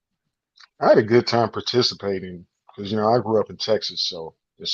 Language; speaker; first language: English; native; English